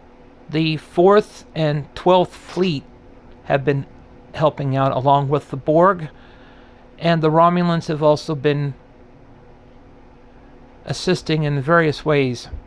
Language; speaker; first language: English; native; English